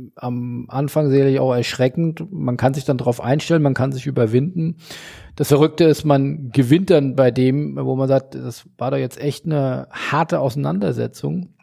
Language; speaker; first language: German; native; German